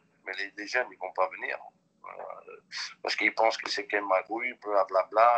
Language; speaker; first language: French; non-native, local second language; Dutch